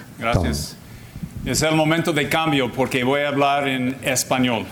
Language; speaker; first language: Spanish; non-native, fluent; English